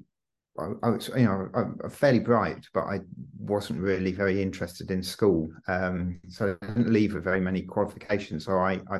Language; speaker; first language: English; native; English